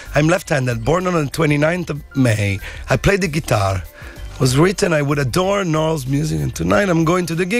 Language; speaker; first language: English; non-native, fluent; Italian